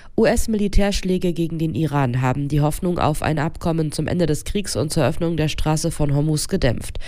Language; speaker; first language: German; native; German